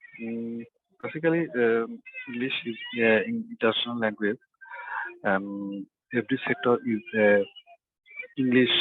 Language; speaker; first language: English; non-native, learner; Bangla